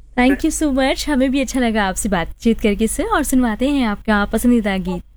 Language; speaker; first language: Hindi; native; Hindi